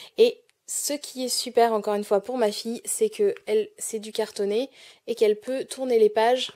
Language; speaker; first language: French; native; French